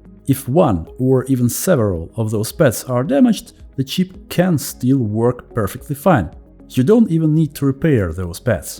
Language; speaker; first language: English; non-native, fluent; Russian